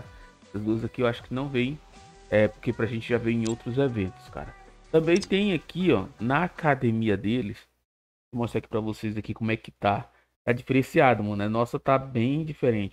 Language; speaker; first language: Portuguese; native; Portuguese